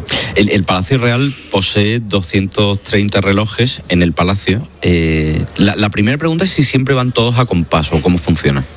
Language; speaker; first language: Spanish; native; Spanish